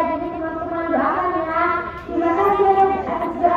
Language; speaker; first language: Indonesian; early bilingual, other home language; Arabic